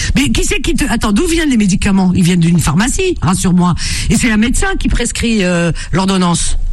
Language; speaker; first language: French; native; French